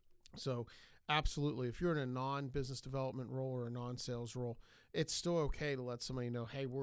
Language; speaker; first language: English; native; English